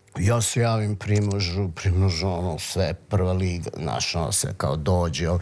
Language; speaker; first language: Serbian; early bilingual, heritage; Serbian